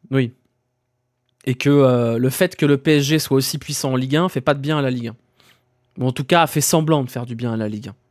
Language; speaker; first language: French; native; French